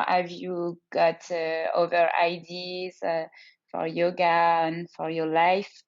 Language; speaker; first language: English; non-native, learner; French